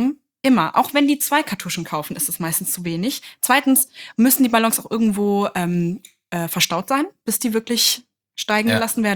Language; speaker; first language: German; native; German